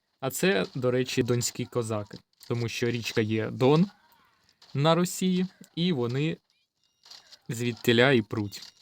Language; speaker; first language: Ukrainian; non-native, local second language; Russian